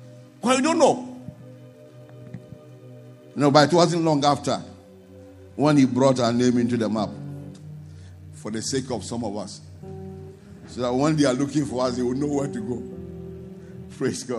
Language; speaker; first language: English; non-native, local second language; Akan